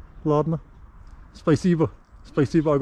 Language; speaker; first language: Russian; non-native, learner; English